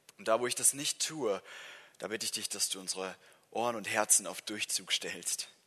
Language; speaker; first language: German; non-native, fluent; English